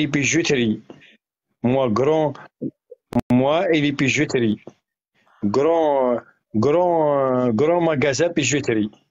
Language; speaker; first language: French; non-native, learner; Arabic